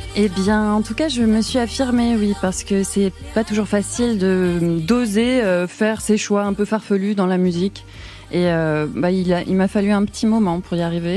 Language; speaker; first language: French; native; French